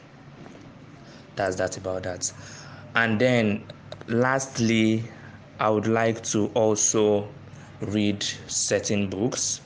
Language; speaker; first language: English; non-native, local second language; Igbo